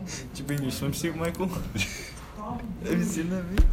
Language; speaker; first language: English; native; English